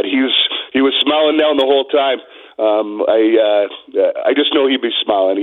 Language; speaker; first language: English; native; English